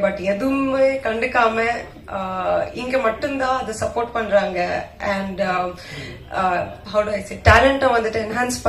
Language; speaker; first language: Tamil; non-native, fluent; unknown